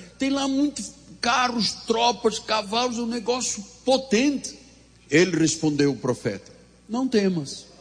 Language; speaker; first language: Portuguese; native; Portuguese